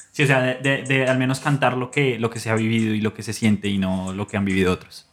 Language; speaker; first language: Spanish; native; Spanish